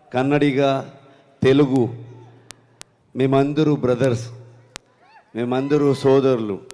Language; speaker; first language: Telugu; non-native, learner; Kannada